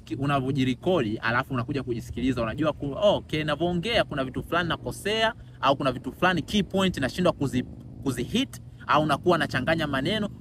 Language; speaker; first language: Swahili; native; Swahili